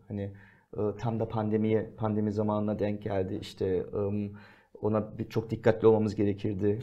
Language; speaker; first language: Turkish; early bilingual, heritage; Turkish